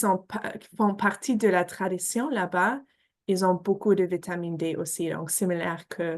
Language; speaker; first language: French; non-native, fluent; English